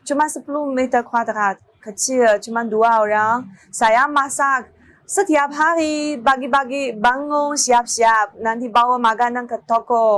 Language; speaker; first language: Indonesian; non-native, learner; Chinese